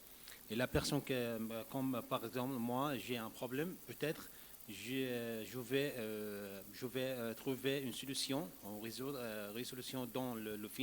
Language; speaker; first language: French; non-native, learner; Arabic